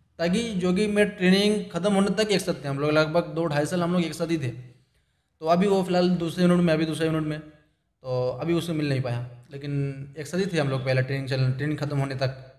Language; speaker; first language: Hindi; non-native, local second language; Bangla